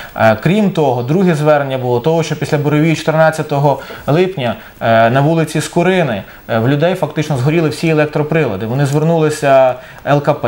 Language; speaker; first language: Ukrainian; native; Ukrainian